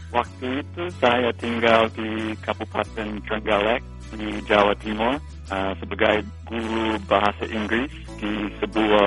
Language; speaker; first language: Indonesian; non-native, fluent; English